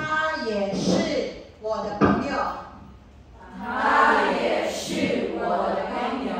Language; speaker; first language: Chinese; non-native, fluent; Filipino